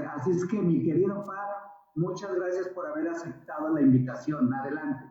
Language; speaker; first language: Spanish; native; Spanish